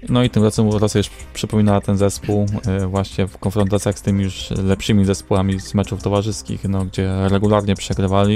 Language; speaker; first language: Polish; native; Polish